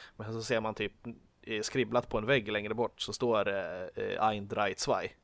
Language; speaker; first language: Swedish; native; Swedish